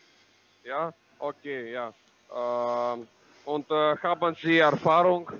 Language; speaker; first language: German; non-native, learner; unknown